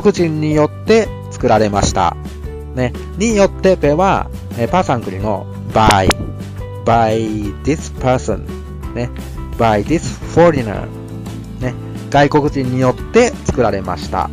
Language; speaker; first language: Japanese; non-native, fluent; Thai